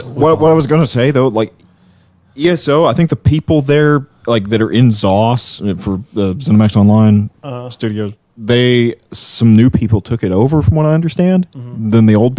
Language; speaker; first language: English; native; English